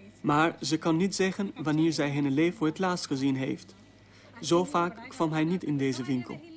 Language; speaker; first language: Dutch; non-native, fluent; Albanian